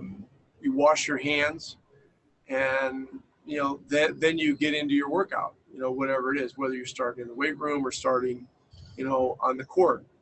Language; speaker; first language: English; native; English